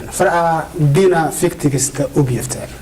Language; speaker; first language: Swedish; non-native, fluent; Somali